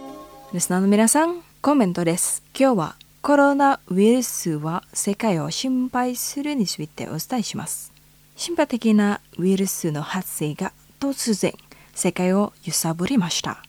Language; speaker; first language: Japanese; non-native, fluent; Indonesian